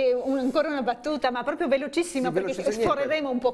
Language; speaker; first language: Italian; native; Italian